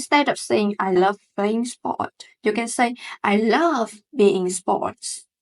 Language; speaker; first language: English; non-native, fluent; Vietnamese